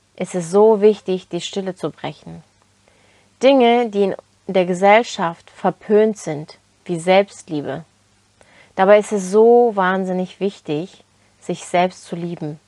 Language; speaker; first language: German; early bilingual, other home language; Turkish